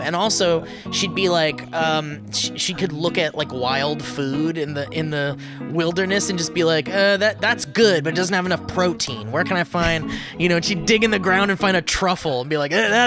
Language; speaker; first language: English; native; English